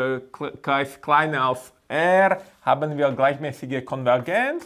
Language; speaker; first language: German; non-native, fluent; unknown